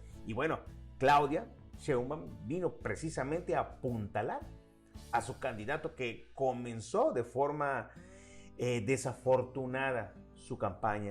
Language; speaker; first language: Spanish; native; Spanish